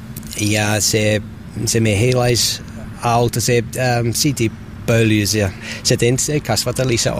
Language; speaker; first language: Finnish; non-native, learner; English